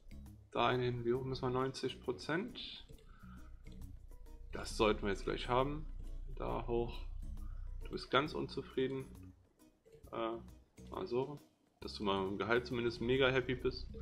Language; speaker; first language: German; native; German